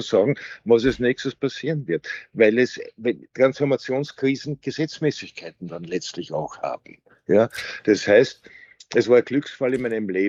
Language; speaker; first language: German; native; German